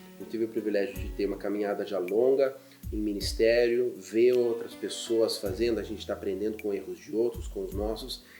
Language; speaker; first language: Portuguese; non-native, fluent; German